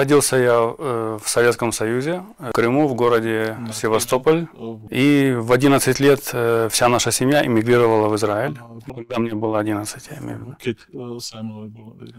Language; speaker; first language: Russian; native; Russian